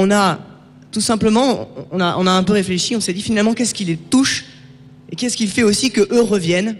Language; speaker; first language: French; native; French